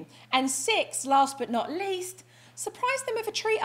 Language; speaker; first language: English; native; English